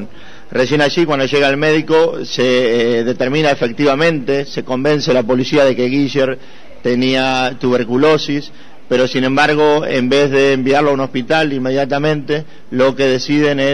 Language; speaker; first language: Spanish; native; Spanish